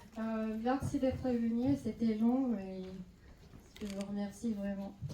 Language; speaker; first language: French; non-native, fluent; Korean